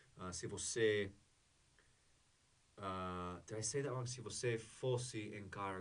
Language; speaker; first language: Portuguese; non-native, learner; English